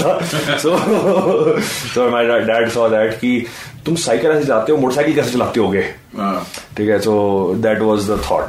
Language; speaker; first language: English; non-native, local second language; Hindi